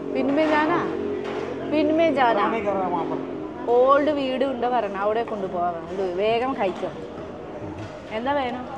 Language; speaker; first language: Malayalam; non-native, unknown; Nepali